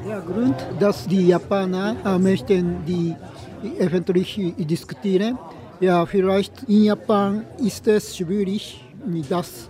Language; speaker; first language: German; non-native, learner; Japanese